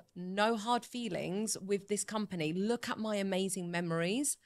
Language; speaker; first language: English; early bilingual, other home language; Italian